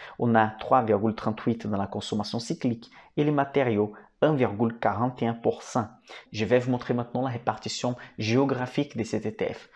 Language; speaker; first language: French; non-native, fluent; Portuguese